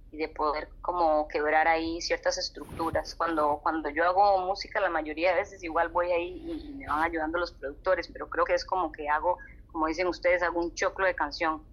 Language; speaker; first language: Spanish; native; Spanish